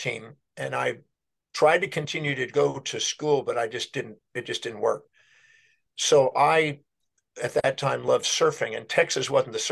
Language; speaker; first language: English; native; English